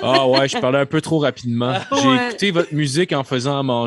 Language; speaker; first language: French; native; French